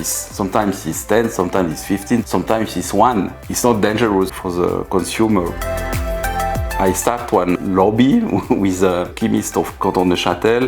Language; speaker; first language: English; non-native, learner; French